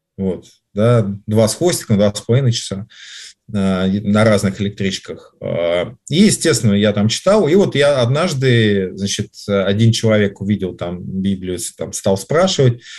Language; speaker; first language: Russian; native; Russian